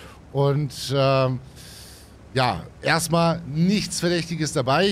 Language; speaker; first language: German; native; German